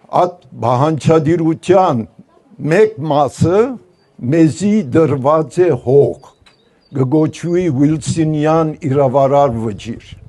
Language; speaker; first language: Armenian; non-native, local second language; Turkish